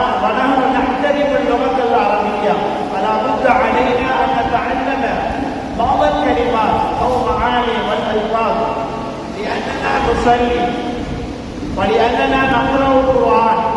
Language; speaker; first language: Arabic; non-native, learner; Tamil